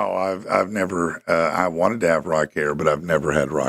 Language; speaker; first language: English; native; English